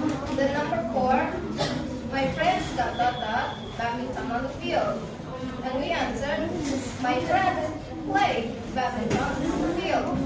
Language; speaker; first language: English; non-native, learner; Indonesian